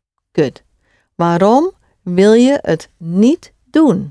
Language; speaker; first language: Dutch; non-native, fluent; English